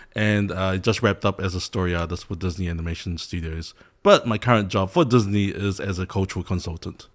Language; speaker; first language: English; native; English